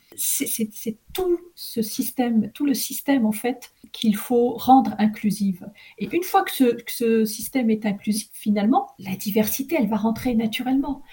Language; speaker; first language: French; early bilingual, other home language; Arabic